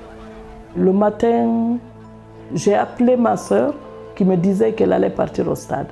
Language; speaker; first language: French; non-native, local second language; Fula